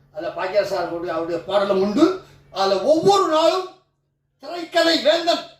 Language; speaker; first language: Tamil; native; Tamil